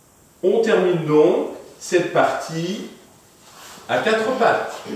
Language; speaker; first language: French; native; French